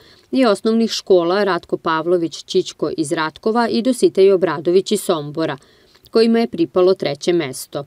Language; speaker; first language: Serbian; native; Serbian